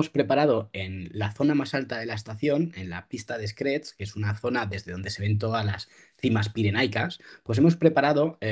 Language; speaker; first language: Spanish; native; Spanish